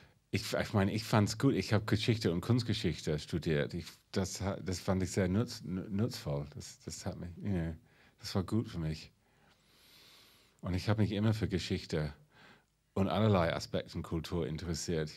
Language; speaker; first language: German; non-native, fluent; English